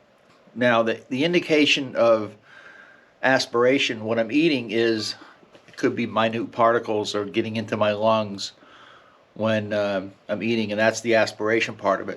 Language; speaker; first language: English; native; English